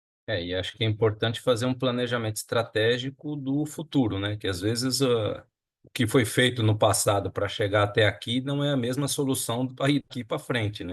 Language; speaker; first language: Portuguese; native; Portuguese